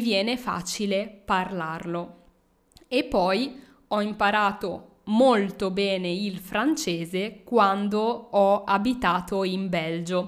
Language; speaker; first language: Italian; native; Italian